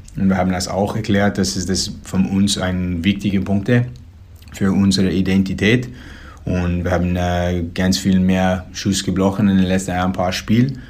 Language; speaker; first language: German; non-native, learner; English